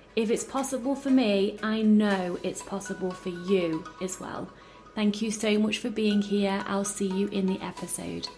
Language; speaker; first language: English; native; English